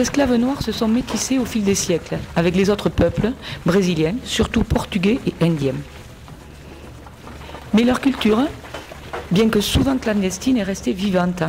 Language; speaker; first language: French; native; French